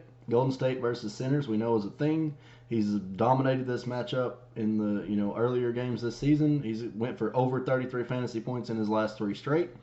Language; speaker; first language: English; native; English